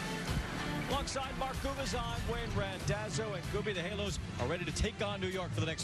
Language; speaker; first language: English; native; English